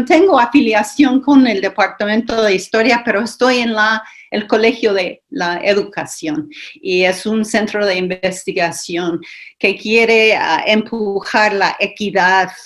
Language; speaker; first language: Spanish; non-native, fluent; English